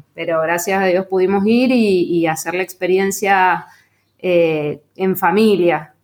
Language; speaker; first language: Spanish; native; Spanish